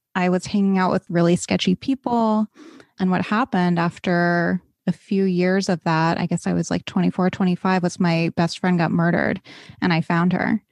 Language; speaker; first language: English; native; English